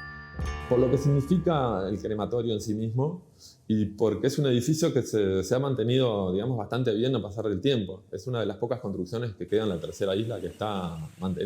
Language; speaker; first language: Spanish; native; Spanish